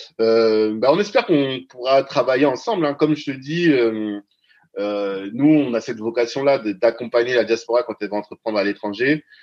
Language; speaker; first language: French; early bilingual, other home language; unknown